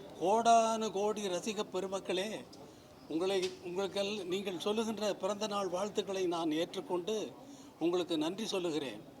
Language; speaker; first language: Tamil; native; Tamil